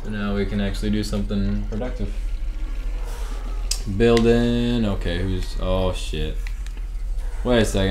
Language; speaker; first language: English; native; English